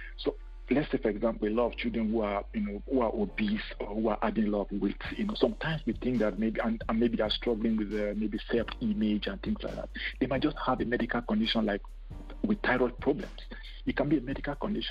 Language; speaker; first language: English; non-native, local second language; Igbo